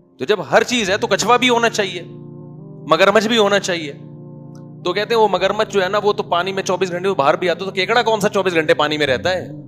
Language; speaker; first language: Urdu; native; Urdu